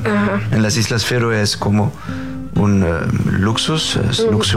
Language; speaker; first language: Spanish; non-native, fluent; Faroese